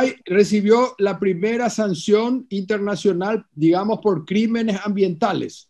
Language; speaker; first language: Spanish; native; Spanish